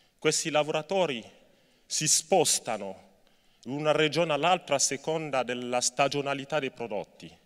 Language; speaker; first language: Italian; non-native, fluent; French